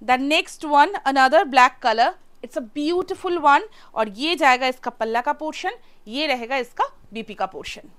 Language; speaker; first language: Hindi; non-native, local second language; Bangla